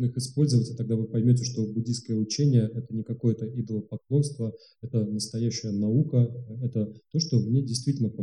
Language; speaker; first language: Russian; native; Russian